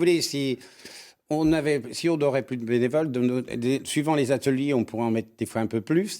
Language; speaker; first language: French; native; French